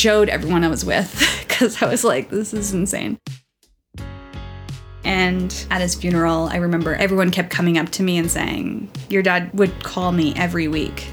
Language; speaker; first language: English; native; English